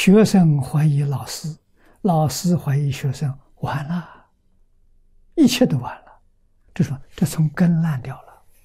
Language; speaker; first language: Chinese; native; Chinese